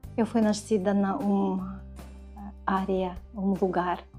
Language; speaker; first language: Portuguese; non-native, learner; Ukrainian